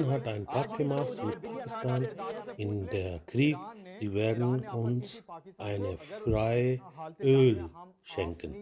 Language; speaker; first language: German; non-native, learner; Urdu